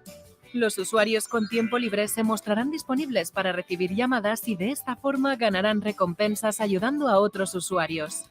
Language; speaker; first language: Spanish; non-native, learner; Japanese